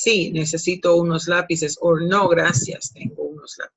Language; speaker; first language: Spanish; non-native, fluent; English